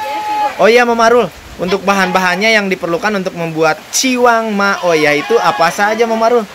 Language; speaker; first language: Indonesian; non-native, local second language; Sundanese